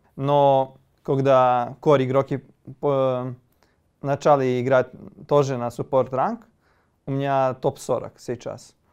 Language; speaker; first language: Russian; non-native, learner; Serbian